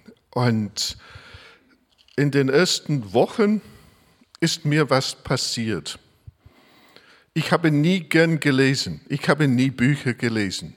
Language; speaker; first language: German; non-native, fluent; English